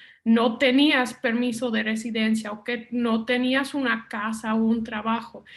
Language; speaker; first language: Spanish; non-native, fluent; Dutch